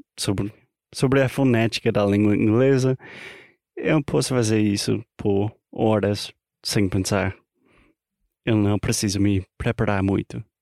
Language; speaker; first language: Portuguese; non-native, fluent; English